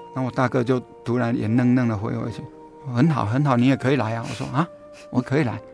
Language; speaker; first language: Chinese; native; Chinese